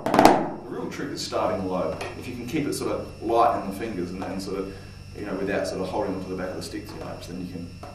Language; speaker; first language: English; native; English